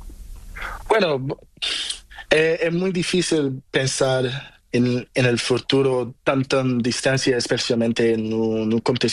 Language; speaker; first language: Spanish; non-native, learner; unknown